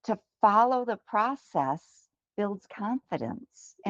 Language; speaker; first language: English; native; English